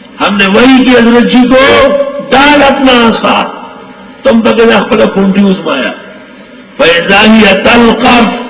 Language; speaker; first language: Urdu; non-native, local second language; Pashto